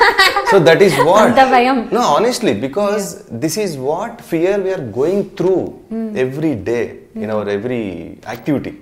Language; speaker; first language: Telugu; native; Telugu